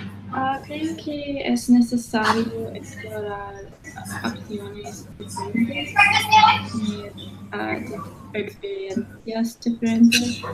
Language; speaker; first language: Spanish; non-native, learner; English